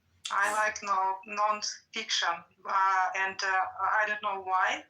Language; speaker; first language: English; non-native, learner; Russian